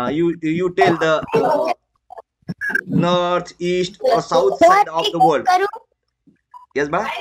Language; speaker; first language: English; non-native, learner; Marathi